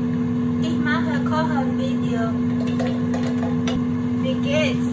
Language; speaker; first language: German; non-native, learner; Indonesian